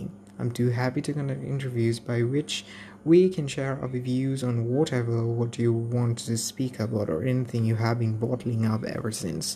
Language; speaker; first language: English; non-native, local second language; Malayalam